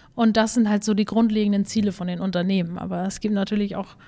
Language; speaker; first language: German; native; German